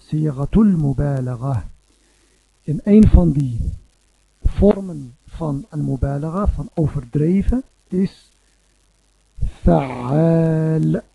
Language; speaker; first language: Dutch; non-native, fluent; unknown